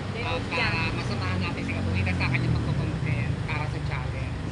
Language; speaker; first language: Filipino; native; Filipino